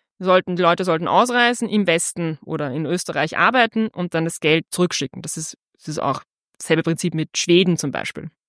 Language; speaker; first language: German; native; German